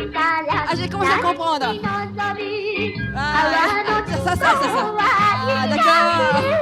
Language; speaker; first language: French; non-native, fluent; Japanese